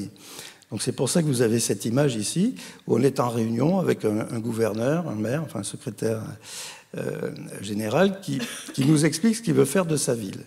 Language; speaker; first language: French; native; French